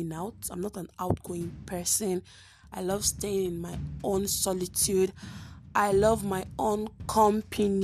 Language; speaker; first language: English; non-native, local second language; Igbo